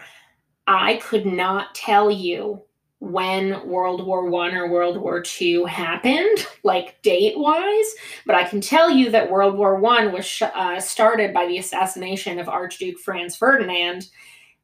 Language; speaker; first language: English; early bilingual, other home language; Greek